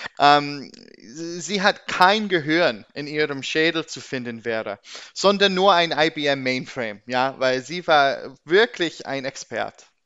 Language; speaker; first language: German; non-native, learner; English